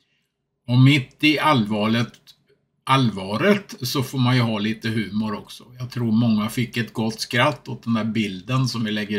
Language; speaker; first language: Swedish; native; Swedish